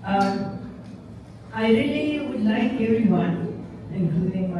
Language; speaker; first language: English; non-native, fluent; Persian